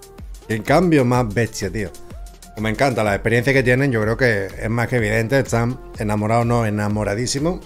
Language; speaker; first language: Spanish; native; Spanish